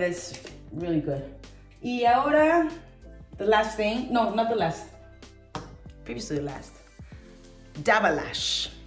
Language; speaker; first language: English; non-native, fluent; Spanish